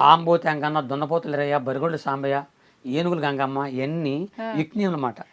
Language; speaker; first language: Telugu; non-native, local second language; Koya